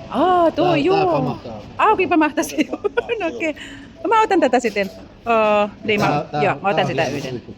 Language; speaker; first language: Finnish; non-native, learner; Filipino